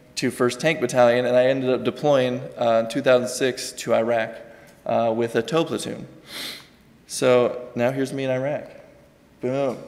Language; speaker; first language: English; native; English